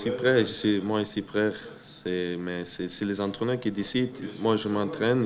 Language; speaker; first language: French; early bilingual, heritage; French